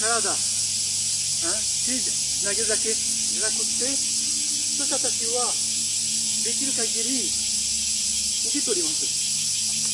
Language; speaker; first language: Japanese; non-native, fluent; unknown